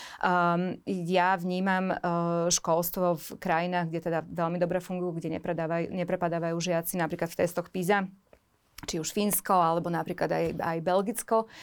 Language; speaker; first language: Slovak; native; Slovak